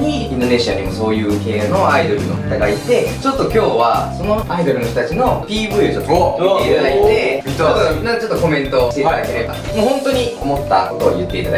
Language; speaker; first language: Japanese; native; Japanese